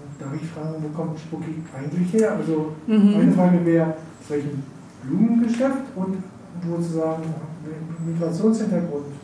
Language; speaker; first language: German; native; German